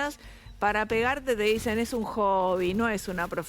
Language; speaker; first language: Spanish; native; Spanish